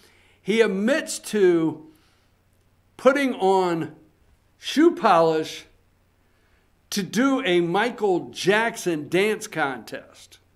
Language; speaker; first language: English; native; English